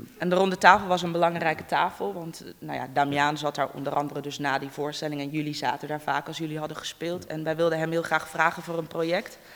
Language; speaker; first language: Dutch; native; Dutch